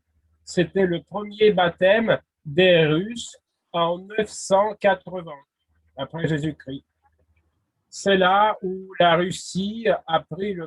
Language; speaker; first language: French; non-native, fluent; Russian